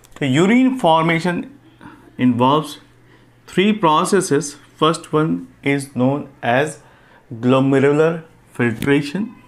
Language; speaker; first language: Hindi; non-native, local second language; Gujarati